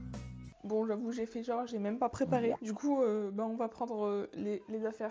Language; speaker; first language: French; native; French